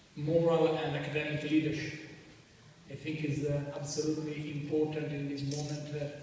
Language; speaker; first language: English; non-native, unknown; Italian